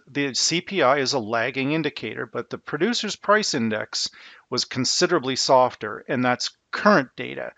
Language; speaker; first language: English; native; English